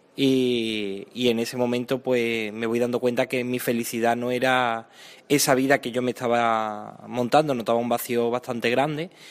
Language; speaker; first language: Spanish; native; Spanish